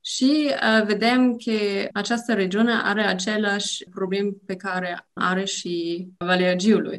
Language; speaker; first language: Romanian; non-native, learner; German